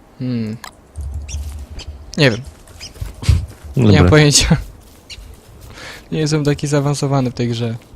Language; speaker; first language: Polish; native; Polish